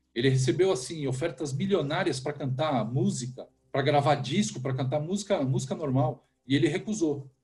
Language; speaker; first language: Portuguese; native; Portuguese